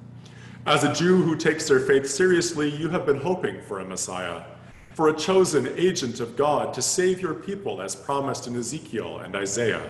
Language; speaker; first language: English; native; English